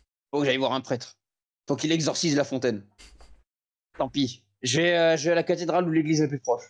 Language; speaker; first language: French; native; French